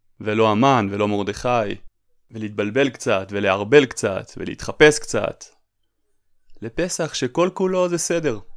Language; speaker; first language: Hebrew; native; Hebrew